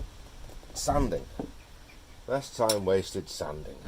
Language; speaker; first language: English; native; English